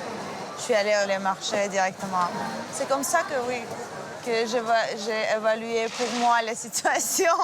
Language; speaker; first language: French; non-native, fluent; Ukrainian